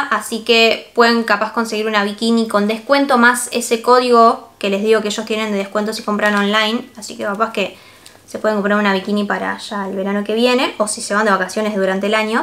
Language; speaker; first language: Spanish; native; Spanish